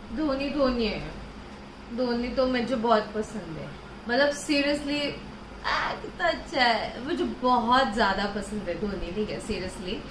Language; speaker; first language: Hindi; non-native, local second language; Marathi